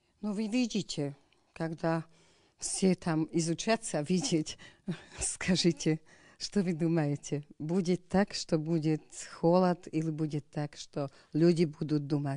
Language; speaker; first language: Russian; non-native, learner; Slovak